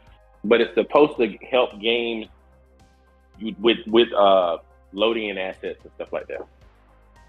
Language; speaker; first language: English; native; English